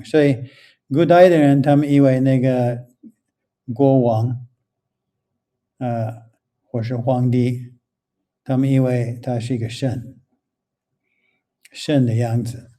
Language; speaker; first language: Chinese; non-native, fluent; English